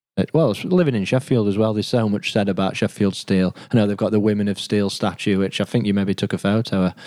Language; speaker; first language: English; native; English